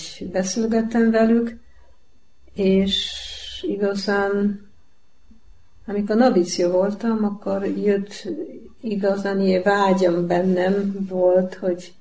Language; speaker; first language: Hungarian; non-native, learner; Polish